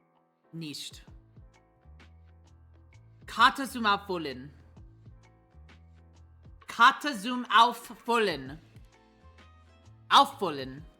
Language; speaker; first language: German; non-native, learner; English